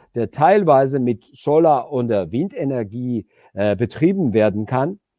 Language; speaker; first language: German; non-native, fluent; Georgian